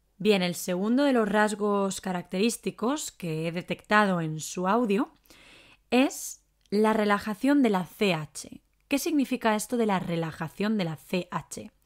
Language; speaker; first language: Spanish; native; Spanish